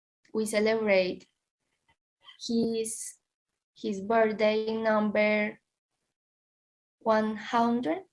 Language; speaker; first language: English; non-native, learner; Spanish